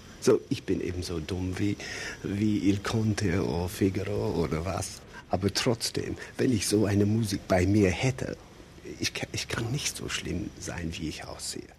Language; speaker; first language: German; non-native, fluent; English